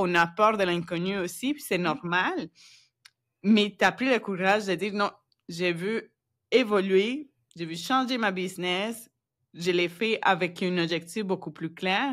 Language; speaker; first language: French; non-native, fluent; Spanish